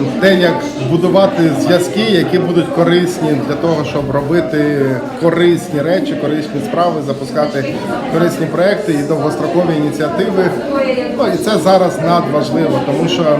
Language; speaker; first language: Ukrainian; native; Ukrainian